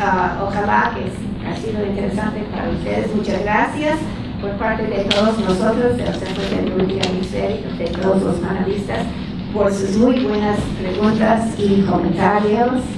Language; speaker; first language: Spanish; non-native, fluent; English